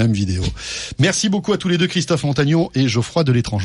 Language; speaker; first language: French; native; French